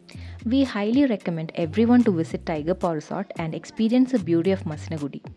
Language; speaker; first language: English; non-native, local second language; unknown